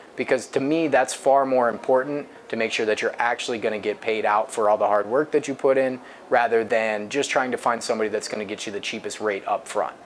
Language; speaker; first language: English; native; English